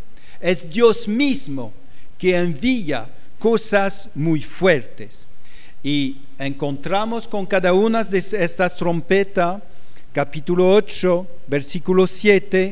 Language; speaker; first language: Spanish; non-native, fluent; French